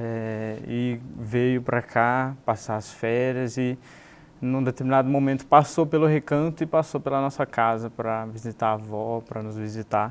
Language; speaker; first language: Portuguese; native; Portuguese